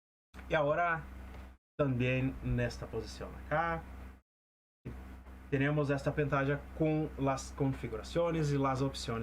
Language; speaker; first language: Spanish; non-native, fluent; Portuguese